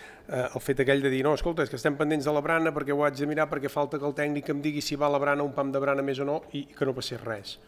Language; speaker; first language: Catalan; native; Catalan